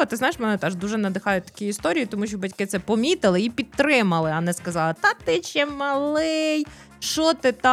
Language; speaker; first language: Ukrainian; native; Ukrainian